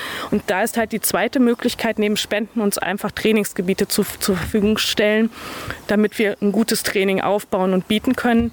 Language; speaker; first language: German; native; German